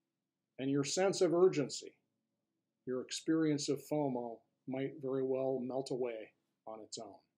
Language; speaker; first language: English; native; English